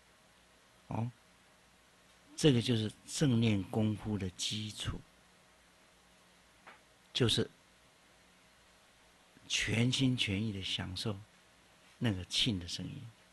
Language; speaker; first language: Chinese; native; Chinese